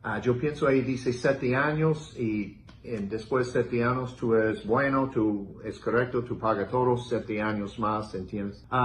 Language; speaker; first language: Spanish; non-native, learner; English